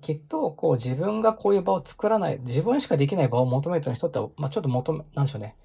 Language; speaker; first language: Japanese; native; Japanese